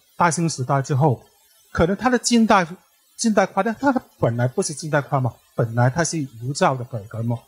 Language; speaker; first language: Chinese; native; Chinese